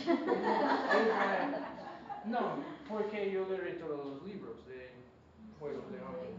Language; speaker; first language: Spanish; non-native, learner; English